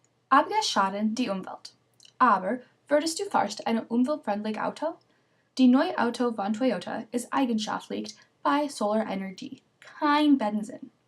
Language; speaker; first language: German; non-native, learner; English